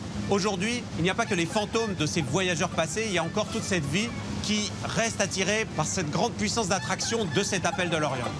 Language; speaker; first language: French; native; French